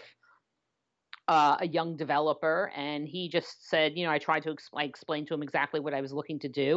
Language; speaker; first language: English; native; English